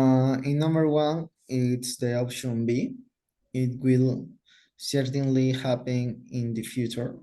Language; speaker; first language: English; non-native, learner; Spanish